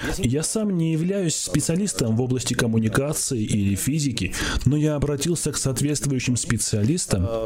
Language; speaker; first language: Russian; non-native, local second language; Armenian